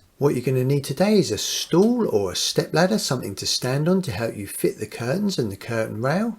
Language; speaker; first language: English; native; English